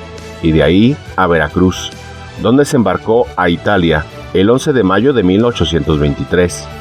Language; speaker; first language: Spanish; native; Spanish